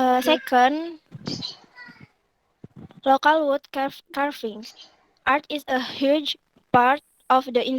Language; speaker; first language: English; non-native, learner; Indonesian